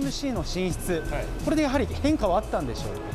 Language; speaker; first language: Japanese; native; Japanese